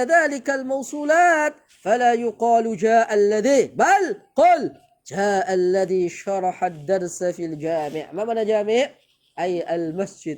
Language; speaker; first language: Arabic; non-native, fluent; Indonesian